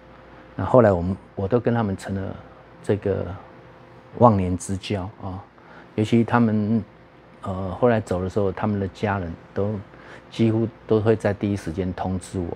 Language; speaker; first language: Chinese; native; Chinese